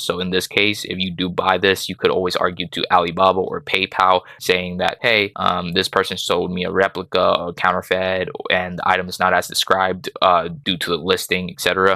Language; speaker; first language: English; native; English